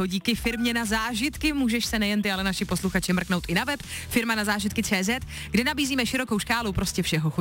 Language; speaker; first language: Czech; native; Czech